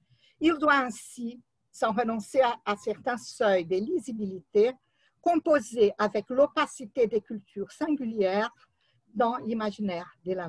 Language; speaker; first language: French; non-native, fluent; Portuguese